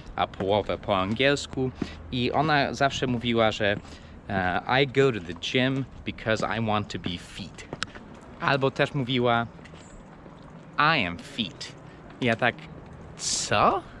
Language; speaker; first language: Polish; non-native, fluent; English